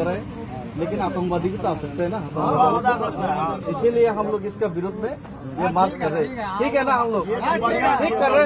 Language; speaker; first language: Hindi; non-native, local second language; Kok Borok